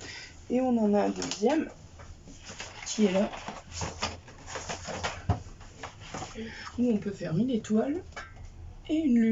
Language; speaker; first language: French; native; French